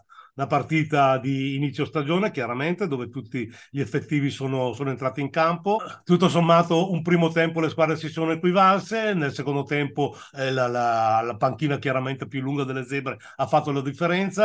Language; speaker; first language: Italian; native; Italian